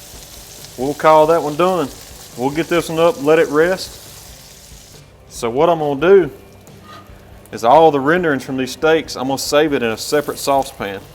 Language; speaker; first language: English; native; English